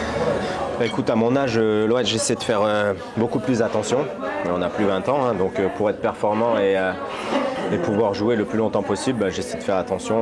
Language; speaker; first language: French; native; French